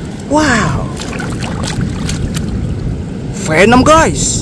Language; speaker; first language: English; non-native, learner; Indonesian